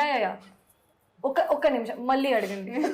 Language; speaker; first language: Telugu; non-native, local second language; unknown